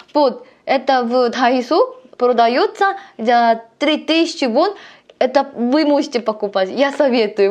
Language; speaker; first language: Russian; non-native, learner; Korean